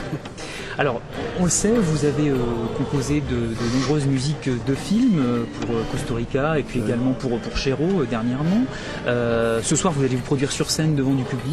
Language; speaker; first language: French; native; French